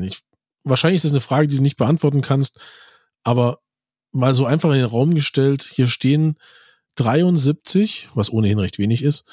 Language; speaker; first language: German; native; German